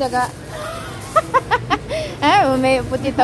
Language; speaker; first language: Chinese; non-native, learner; Filipino